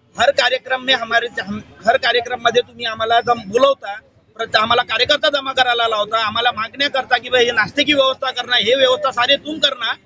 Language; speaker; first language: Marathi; non-native, local second language; Hindi